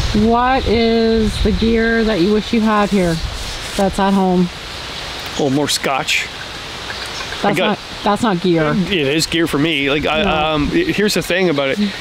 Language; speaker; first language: English; native; English